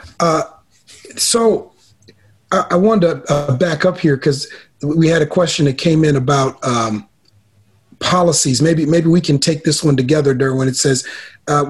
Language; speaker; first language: English; native; English